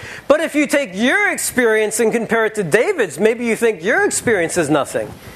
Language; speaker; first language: English; native; English